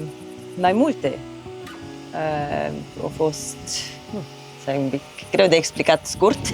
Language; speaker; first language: Romanian; non-native, fluent; German